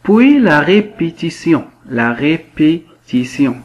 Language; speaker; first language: French; non-native, local second language; Arabic